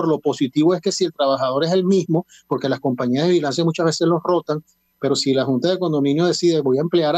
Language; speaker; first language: Spanish; native; Spanish